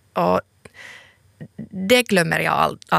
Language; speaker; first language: Swedish; non-native, local second language; Finnish